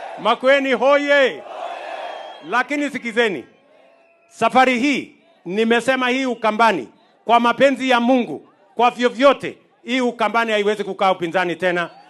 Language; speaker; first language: Swahili; non-native, local second language; Kalenjin